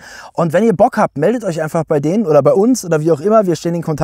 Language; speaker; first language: German; native; German